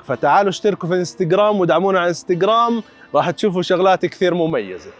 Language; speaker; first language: Arabic; native; Arabic